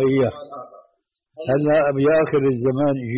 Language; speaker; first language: Arabic; native; Arabic